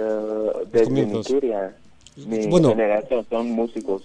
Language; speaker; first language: Spanish; non-native, learner; Yoruba